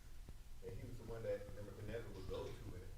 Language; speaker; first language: English; native; English